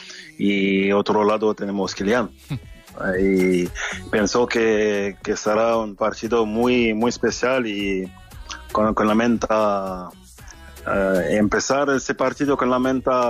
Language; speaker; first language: Spanish; non-native, learner; French